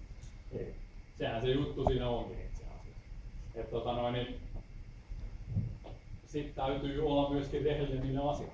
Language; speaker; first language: Finnish; native; Finnish